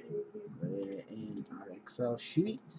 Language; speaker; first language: English; native; English